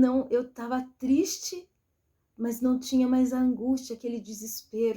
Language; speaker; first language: Portuguese; native; Portuguese